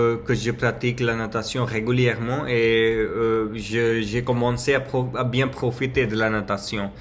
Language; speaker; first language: French; non-native, learner; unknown